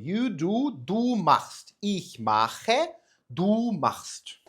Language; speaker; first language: German; non-native, fluent; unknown